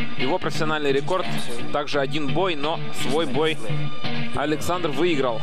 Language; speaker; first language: Russian; native; Russian